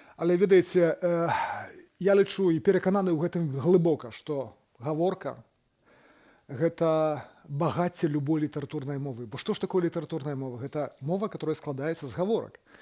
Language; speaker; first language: Belarusian; native; Belarusian